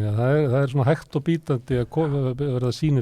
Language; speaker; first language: Icelandic; native; Icelandic